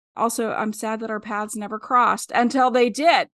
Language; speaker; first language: English; native; English